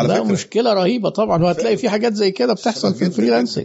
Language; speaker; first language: Arabic; native; Arabic